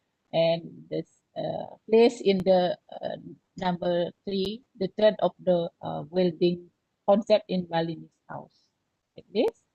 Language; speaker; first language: English; non-native, learner; Indonesian